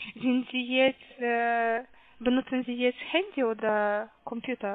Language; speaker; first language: German; non-native, learner; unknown